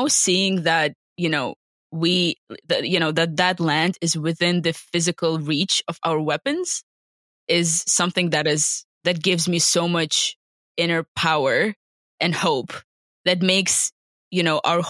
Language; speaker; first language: English; non-native, fluent; Ukrainian